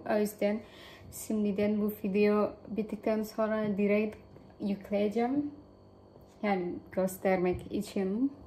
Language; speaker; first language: Turkish; non-native, learner; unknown